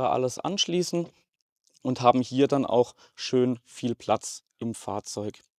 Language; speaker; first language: German; native; German